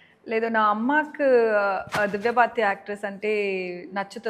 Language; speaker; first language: Telugu; non-native, local second language; Tamil